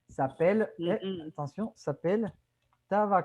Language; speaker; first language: French; non-native, fluent; Spanish